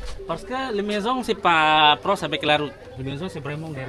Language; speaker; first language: French; non-native, learner; Balinese